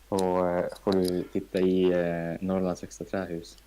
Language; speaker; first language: Swedish; native; Swedish